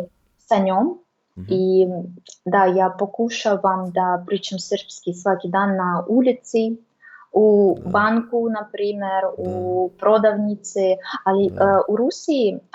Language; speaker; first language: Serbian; non-native, learner; Russian